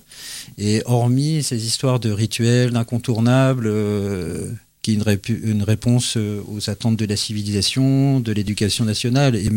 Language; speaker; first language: French; native; French